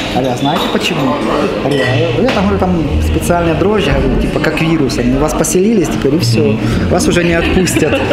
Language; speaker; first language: Russian; native; Russian